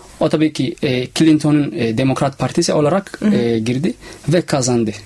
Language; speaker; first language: Turkish; non-native, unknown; Somali